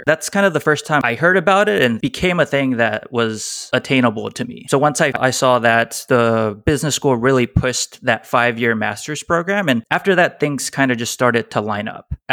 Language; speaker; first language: English; native; English